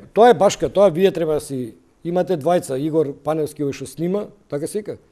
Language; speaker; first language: Macedonian; native; Macedonian